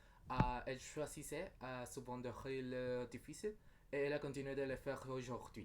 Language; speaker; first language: French; non-native, learner; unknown